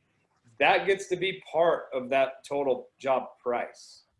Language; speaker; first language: English; native; English